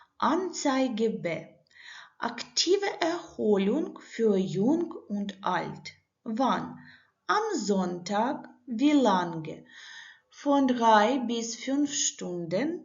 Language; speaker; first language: German; non-native, fluent; Ukrainian